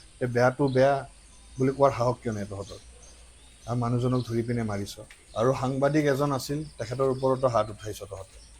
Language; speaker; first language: Assamese; native; Assamese